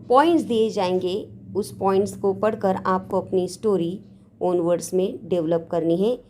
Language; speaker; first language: Hindi; non-native, local second language; Marathi